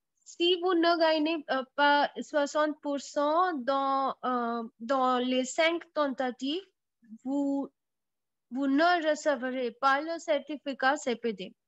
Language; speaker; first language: French; non-native, fluent; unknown